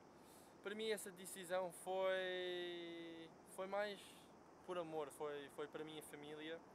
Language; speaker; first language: Portuguese; non-native, fluent; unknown